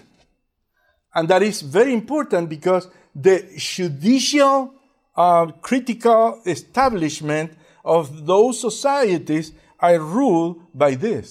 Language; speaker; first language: English; non-native, fluent; Spanish